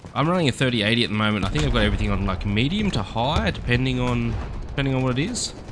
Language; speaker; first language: English; native; English